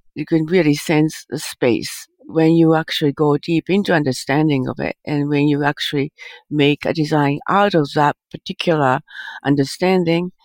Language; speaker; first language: English; early bilingual, other home language; Japanese